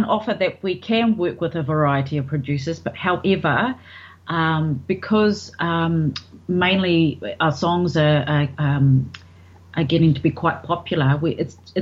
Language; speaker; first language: English; native; English